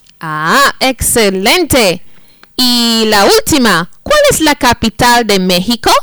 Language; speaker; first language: Spanish; non-native, fluent; English